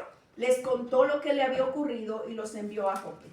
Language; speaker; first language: Spanish; native; Spanish